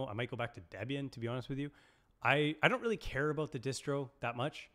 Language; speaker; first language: English; native; English